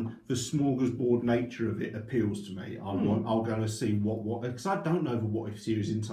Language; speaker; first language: English; native; English